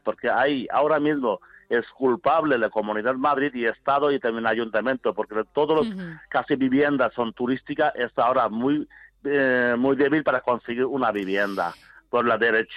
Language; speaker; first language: Spanish; non-native, learner; Bangla